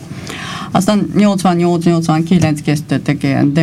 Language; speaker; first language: Hungarian; non-native, fluent; Armenian